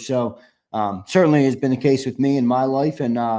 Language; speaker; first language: English; native; English